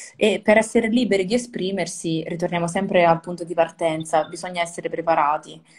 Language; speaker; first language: Italian; native; Italian